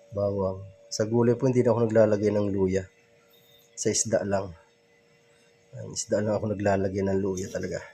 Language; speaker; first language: Filipino; non-native, local second language; Bikol